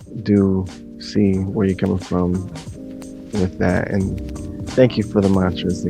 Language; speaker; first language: English; native; English